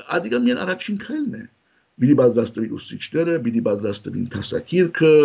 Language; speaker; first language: Armenian; early bilingual, heritage; Armenian